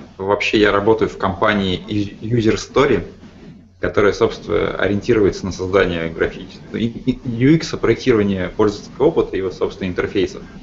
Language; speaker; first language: Russian; native; Russian